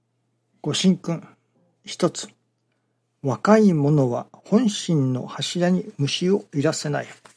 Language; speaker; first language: Japanese; native; Japanese